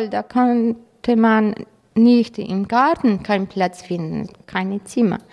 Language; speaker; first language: German; non-native, fluent; Croatian